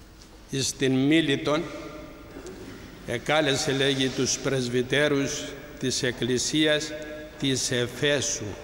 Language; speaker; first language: Greek; native; Greek